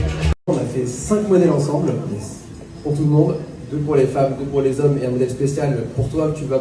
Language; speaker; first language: French; native; French